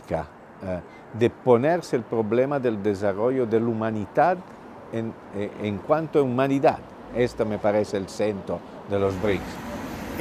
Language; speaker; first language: Spanish; non-native, fluent; Italian